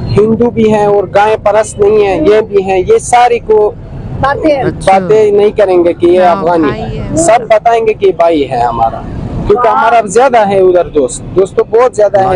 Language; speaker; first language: Hindi; non-native, local second language; Pashto